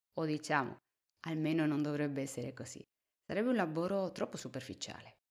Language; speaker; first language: Italian; non-native, fluent; Spanish